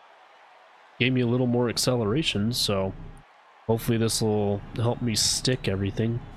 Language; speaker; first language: English; native; English